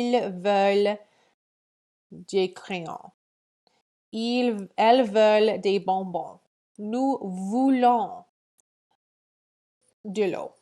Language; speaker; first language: French; non-native, fluent; English